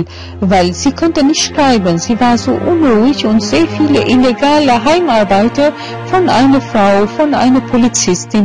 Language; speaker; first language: German; non-native, fluent; Albanian